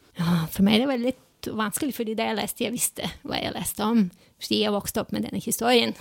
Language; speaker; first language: Norwegian; non-native, fluent; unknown